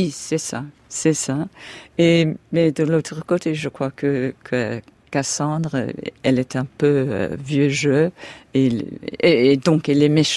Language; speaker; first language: French; non-native, fluent; English